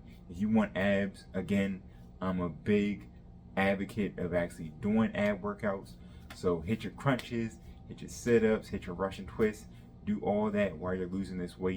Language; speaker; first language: English; native; English